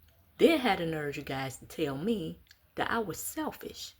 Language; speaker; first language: English; native; English